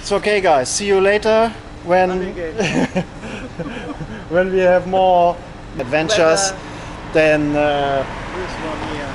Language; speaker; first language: English; non-native, learner; German